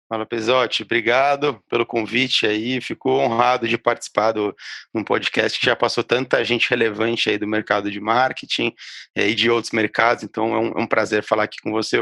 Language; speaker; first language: Portuguese; native; Portuguese